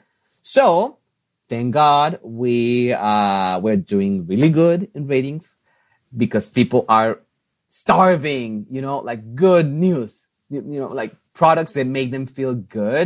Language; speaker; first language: English; non-native, fluent; Spanish